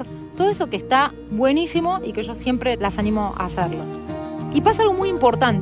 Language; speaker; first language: Spanish; native; Spanish